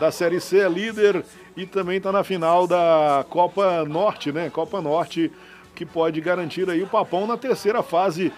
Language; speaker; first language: Portuguese; native; Portuguese